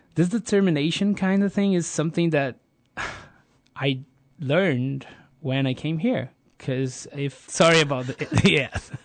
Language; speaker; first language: English; non-native, fluent; Portuguese